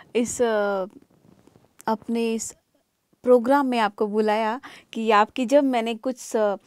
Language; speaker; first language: Hindi; native; Hindi